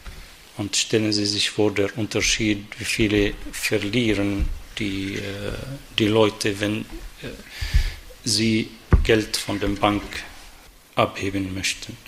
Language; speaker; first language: German; non-native, fluent; Arabic